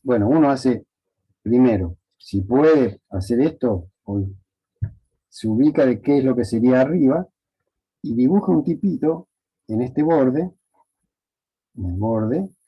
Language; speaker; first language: Spanish; native; Spanish